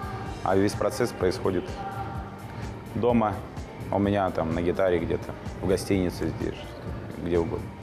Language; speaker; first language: Russian; native; Russian